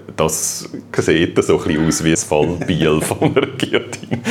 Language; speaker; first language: German; native; German